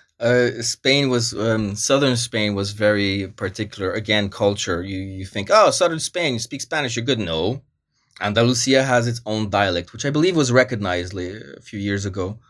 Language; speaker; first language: English; early bilingual, other home language; Polish